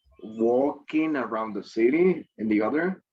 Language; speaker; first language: English; non-native, fluent; Spanish